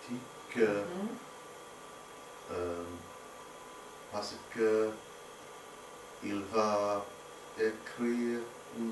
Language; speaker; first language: French; non-native, learner; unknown